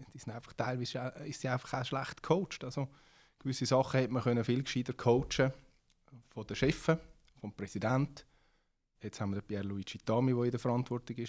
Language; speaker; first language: German; native; German